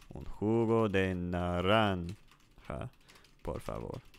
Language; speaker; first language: Spanish; non-native, learner; English